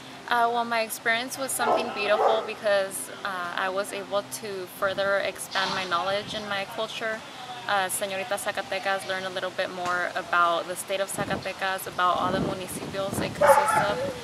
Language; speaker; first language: English; early bilingual, other home language; Spanish